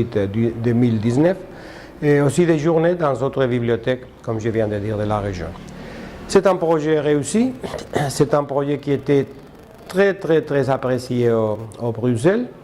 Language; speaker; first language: French; non-native, fluent; Spanish